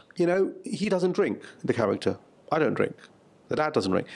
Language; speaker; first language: English; native; English